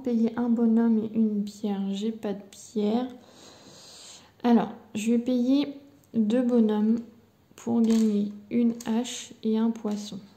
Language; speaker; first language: French; native; French